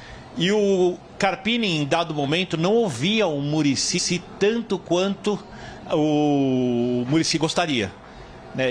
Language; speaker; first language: Portuguese; native; Portuguese